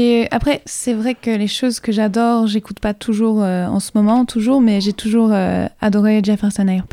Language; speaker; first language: French; native; French